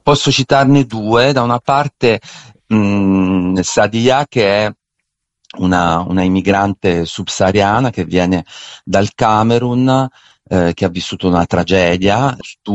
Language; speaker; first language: Italian; native; Italian